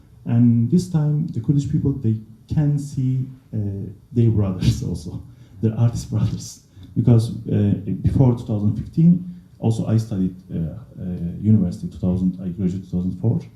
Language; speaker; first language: English; non-native, learner; Kurdish